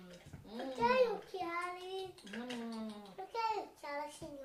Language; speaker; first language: Italian; early bilingual, heritage; Italian